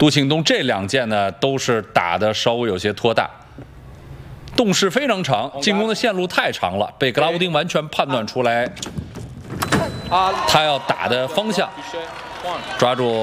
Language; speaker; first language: Chinese; native; Chinese